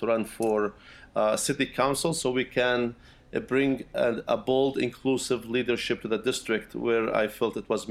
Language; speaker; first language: English; non-native, fluent; Arabic